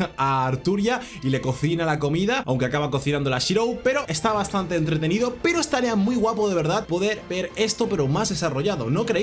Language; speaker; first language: Spanish; native; Spanish